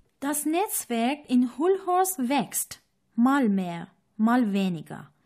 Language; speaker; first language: German; non-native, learner; Persian